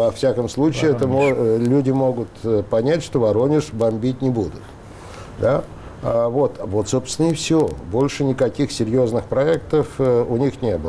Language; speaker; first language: Russian; native; Russian